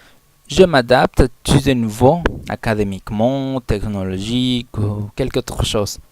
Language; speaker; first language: French; non-native, learner; Spanish